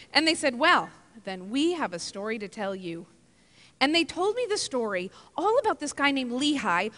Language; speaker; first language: English; native; English